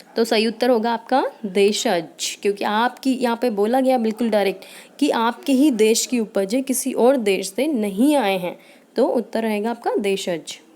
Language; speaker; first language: Hindi; native; Hindi